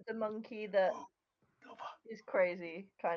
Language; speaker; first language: English; native; English